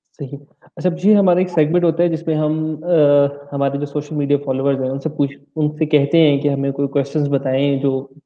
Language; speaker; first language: Urdu; native; Urdu